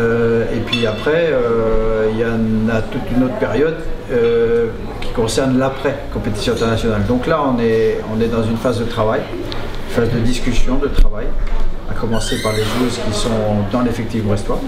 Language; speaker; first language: French; native; French